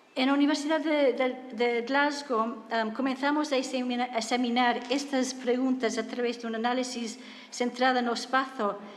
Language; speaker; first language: Spanish; non-native, fluent; English